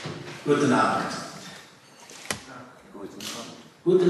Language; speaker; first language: German; early bilingual, heritage; German